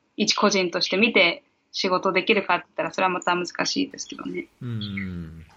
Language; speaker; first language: Japanese; early bilingual, heritage; Japanese